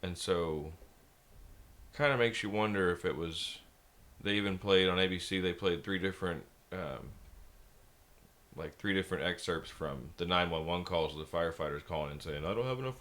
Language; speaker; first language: English; native; English